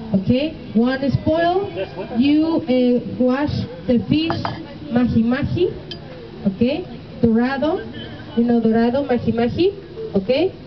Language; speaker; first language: English; non-native, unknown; Spanish